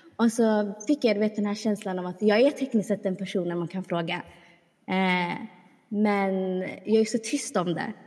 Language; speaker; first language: Swedish; early bilingual, other home language; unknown